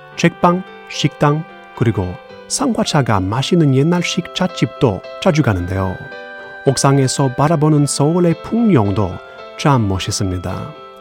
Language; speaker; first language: Korean; non-native, fluent; English